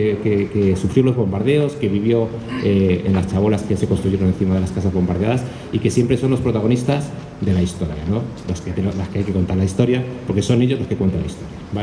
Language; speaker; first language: Spanish; native; Spanish